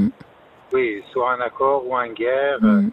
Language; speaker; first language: French; non-native, fluent; Persian